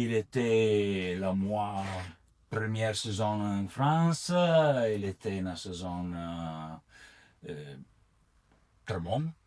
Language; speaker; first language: French; non-native, learner; Italian